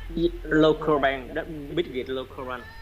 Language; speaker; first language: English; non-native, learner; Vietnamese